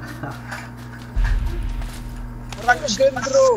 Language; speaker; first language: English; non-native, learner; Indonesian